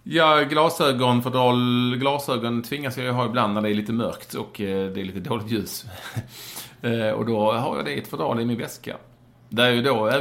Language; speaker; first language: Swedish; native; Swedish